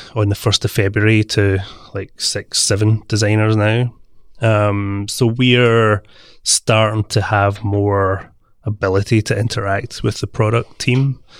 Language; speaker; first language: English; native; English